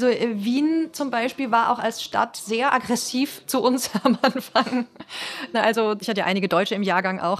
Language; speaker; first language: German; native; German